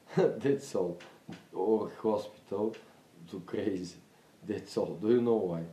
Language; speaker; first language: English; non-native, learner; Bulgarian